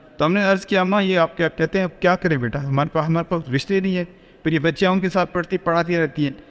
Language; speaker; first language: Urdu; non-native, local second language; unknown